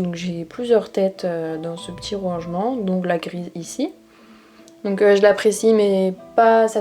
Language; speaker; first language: French; native; French